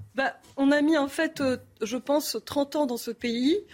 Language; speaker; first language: French; non-native, local second language; Arabic